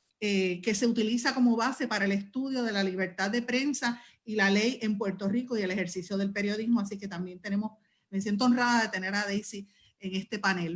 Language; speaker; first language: Spanish; native; Spanish